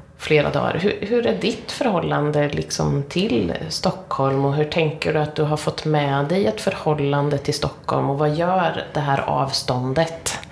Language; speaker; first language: Swedish; native; Swedish